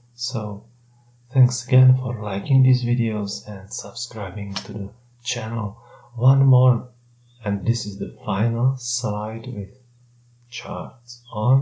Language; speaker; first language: English; non-native, fluent; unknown